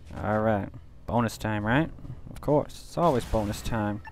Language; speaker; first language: English; native; English